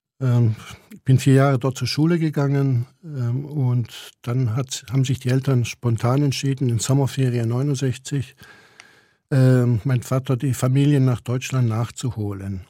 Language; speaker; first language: German; early bilingual, other home language; Croatian